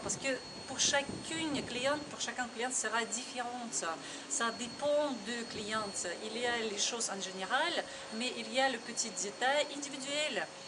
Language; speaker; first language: French; non-native, learner; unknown